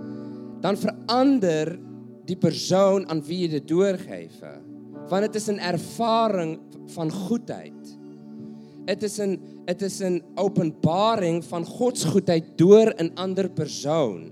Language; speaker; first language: Dutch; non-native, learner; English